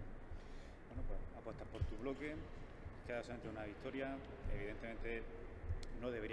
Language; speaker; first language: Spanish; native; Spanish